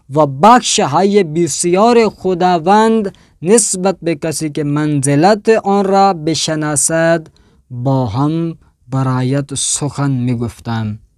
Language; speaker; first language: Persian; non-native, fluent; Urdu